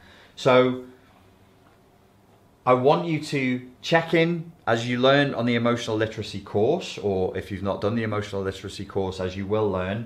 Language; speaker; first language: English; native; English